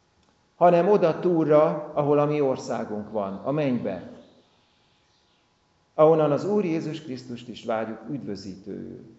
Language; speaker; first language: Hungarian; native; Hungarian